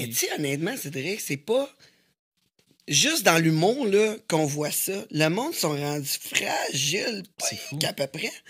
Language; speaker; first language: French; native; French